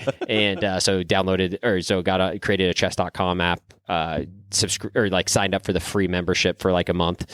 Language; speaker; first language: English; native; English